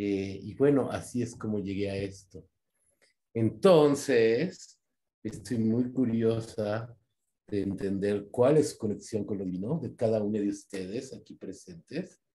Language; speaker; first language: Spanish; native; Spanish